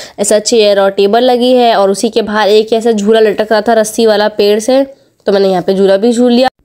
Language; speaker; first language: Hindi; native; Hindi